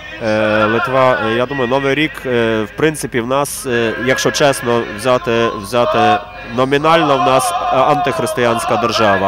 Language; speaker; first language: Ukrainian; native; Ukrainian